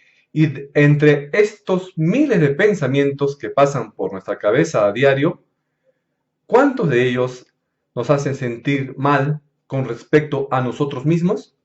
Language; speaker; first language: Spanish; native; Spanish